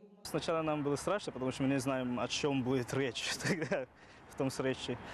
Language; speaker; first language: Russian; non-native, learner; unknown